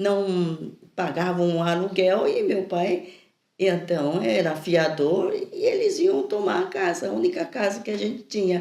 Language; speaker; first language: Portuguese; early bilingual, other home language; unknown